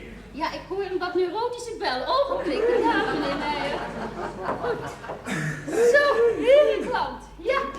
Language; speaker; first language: Dutch; native; Dutch